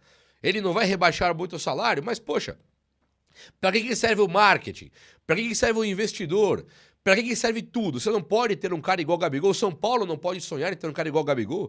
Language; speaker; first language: Portuguese; native; Portuguese